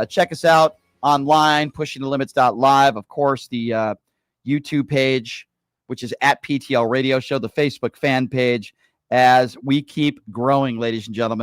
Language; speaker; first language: English; native; English